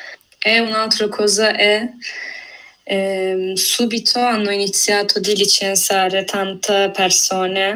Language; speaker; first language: Italian; non-native, fluent; Turkish